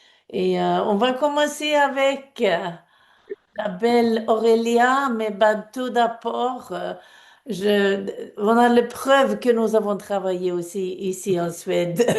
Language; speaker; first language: French; non-native, fluent; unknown